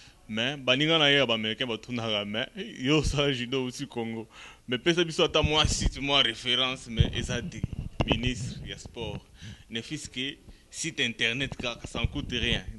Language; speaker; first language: French; non-native, local second language; Lingala